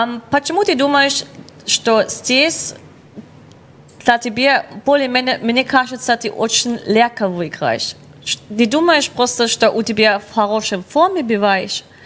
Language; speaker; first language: Russian; non-native, learner; German